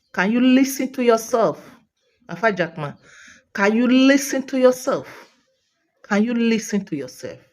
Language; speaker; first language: English; non-native, local second language; Yoruba